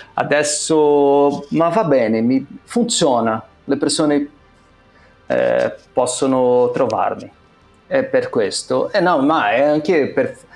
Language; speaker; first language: Italian; non-native, fluent; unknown